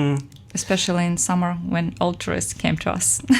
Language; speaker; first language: English; non-native, fluent; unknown